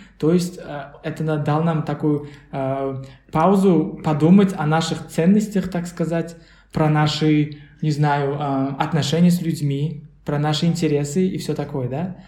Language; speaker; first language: Russian; non-native, local second language; Uzbek